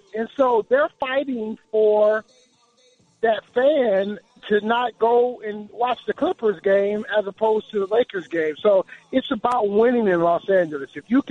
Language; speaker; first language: English; native; English